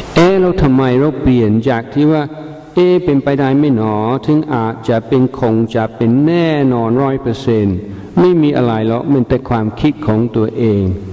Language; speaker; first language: Thai; non-native, fluent; English